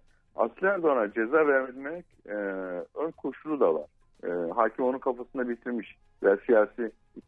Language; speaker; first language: Turkish; native; Turkish